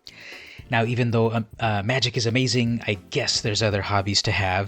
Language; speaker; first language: English; native; English